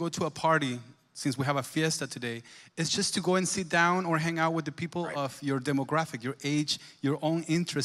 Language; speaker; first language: English; non-native, fluent; Spanish